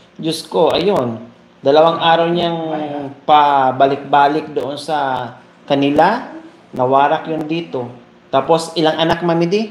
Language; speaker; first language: Filipino; native; Filipino